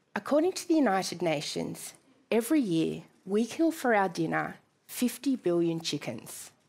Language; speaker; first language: English; native; English